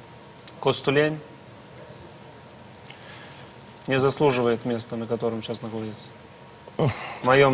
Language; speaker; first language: Russian; non-native, local second language; Romanian